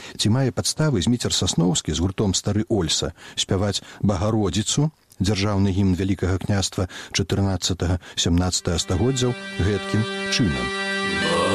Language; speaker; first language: Belarusian; native; Belarusian